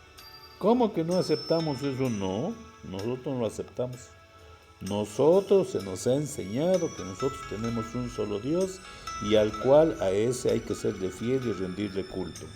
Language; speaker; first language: Spanish; native; Spanish